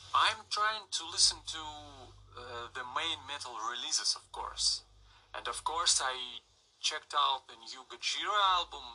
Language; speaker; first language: English; non-native, learner; Russian